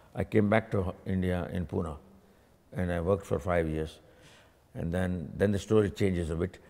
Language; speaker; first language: English; non-native, local second language; Tamil